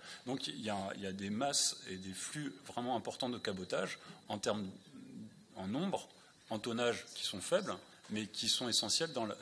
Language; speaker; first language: French; native; French